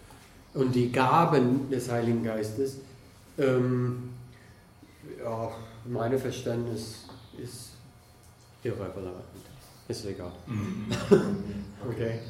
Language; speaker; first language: German; non-native, fluent; English